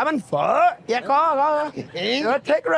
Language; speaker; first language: Vietnamese; non-native, fluent; English